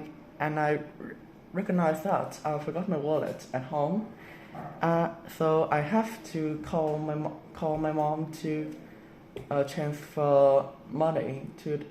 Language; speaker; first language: English; non-native, learner; Vietnamese